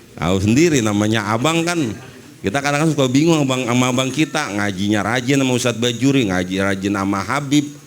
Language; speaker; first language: Indonesian; native; Indonesian